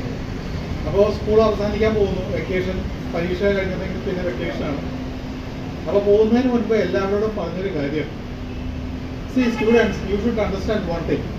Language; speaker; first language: Malayalam; native; Malayalam